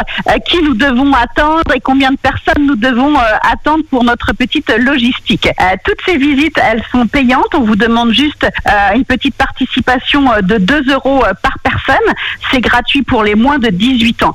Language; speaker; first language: French; native; French